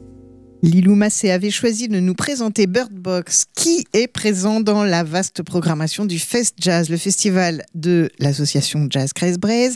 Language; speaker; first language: French; native; French